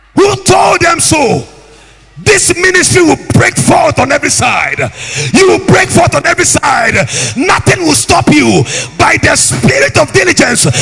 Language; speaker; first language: English; non-native, local second language; Akan